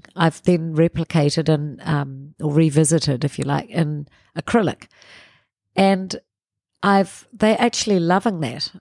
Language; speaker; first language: English; native; English